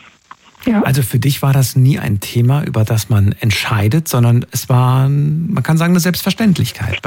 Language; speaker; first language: German; native; German